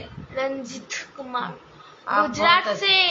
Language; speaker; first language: Hindi; non-native, local second language; Bangla